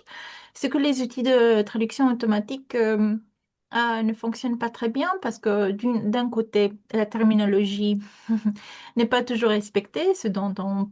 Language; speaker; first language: French; non-native, fluent; Romanian